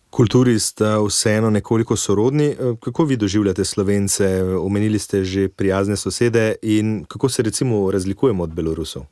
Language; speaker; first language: Slovenian; native; Slovenian